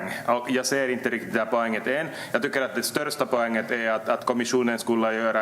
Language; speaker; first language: Swedish; native; Swedish